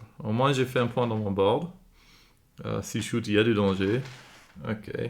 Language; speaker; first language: French; non-native, fluent; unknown